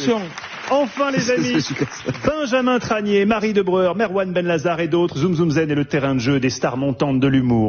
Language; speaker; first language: French; native; French